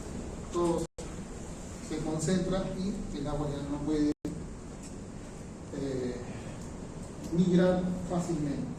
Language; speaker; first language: Spanish; native; Spanish